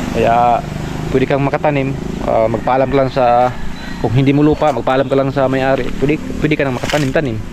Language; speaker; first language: Filipino; non-native, local second language; Cebuano